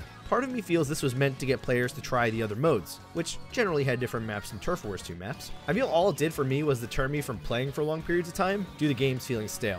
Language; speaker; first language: English; native; English